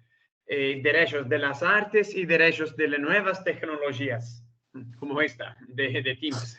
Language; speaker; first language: Spanish; non-native, learner; Italian